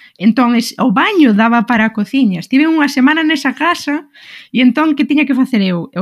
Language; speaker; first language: Galician; non-native, local second language; Spanish